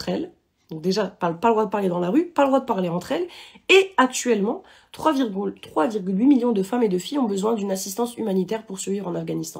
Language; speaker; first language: French; native; French